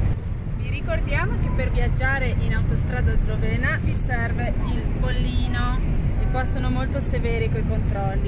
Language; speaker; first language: Italian; native; Italian